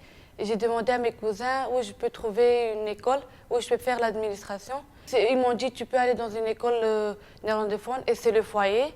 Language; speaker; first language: French; non-native, fluent; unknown